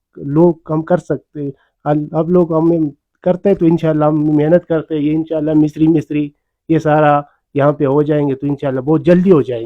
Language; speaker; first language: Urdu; non-native, local second language; Pashto